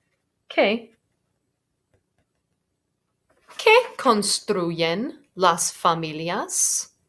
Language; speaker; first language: Spanish; non-native, fluent; English